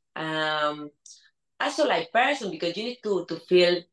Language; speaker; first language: English; non-native, learner; Spanish